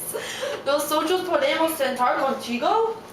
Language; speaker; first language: Spanish; non-native, learner; English